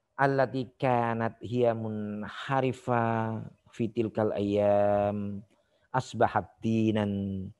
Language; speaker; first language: Arabic; non-native, fluent; Indonesian